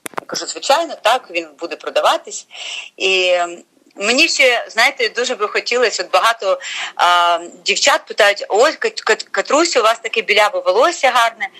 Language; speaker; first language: Ukrainian; native; Ukrainian